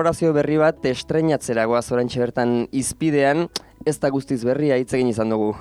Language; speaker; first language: Basque; native; Basque